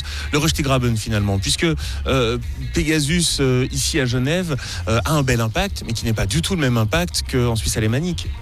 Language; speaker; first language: French; native; French